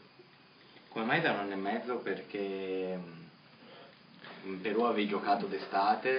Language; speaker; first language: Italian; native; Italian